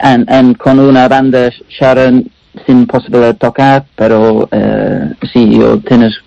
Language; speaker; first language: Spanish; non-native, learner; English